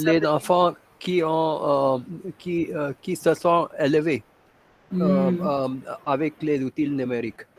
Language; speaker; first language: French; non-native, fluent; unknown